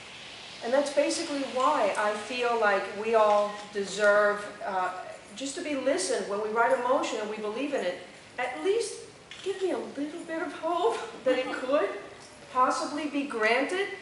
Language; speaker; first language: English; early bilingual, other home language; Spanish